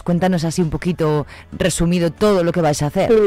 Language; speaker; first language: Spanish; native; Spanish